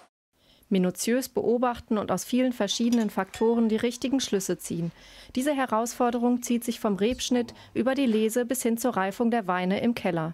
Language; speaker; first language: German; native; German